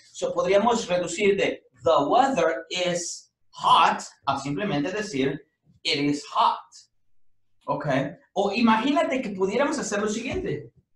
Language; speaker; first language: Spanish; native; Spanish